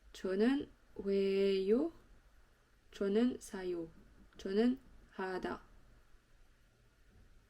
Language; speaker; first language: Korean; non-native, learner; French